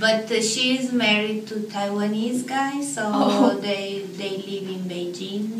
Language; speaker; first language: English; non-native, fluent; Italian